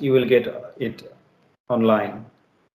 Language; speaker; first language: English; non-native, learner; Bangla